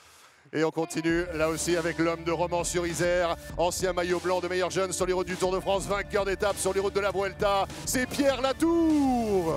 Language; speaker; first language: French; native; French